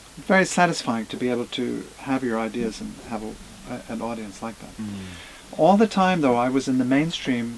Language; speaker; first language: English; native; English